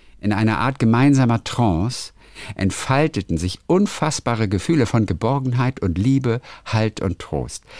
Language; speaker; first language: German; native; German